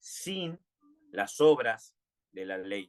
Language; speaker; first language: Spanish; native; Spanish